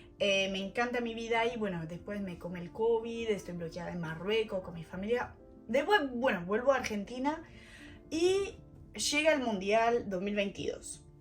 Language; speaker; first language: Spanish; non-native, fluent; French